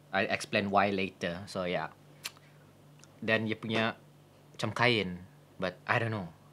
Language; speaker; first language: English; non-native, local second language; Malay